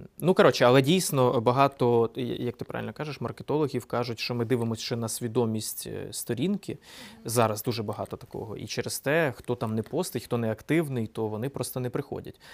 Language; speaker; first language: Ukrainian; non-native, local second language; Russian